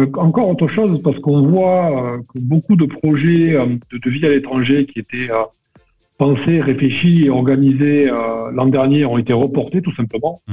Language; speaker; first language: French; native; French